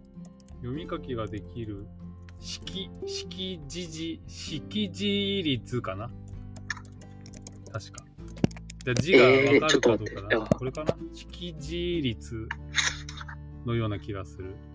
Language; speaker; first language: Japanese; native; Japanese